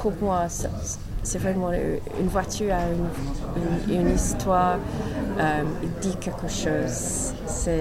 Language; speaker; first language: French; non-native, learner; English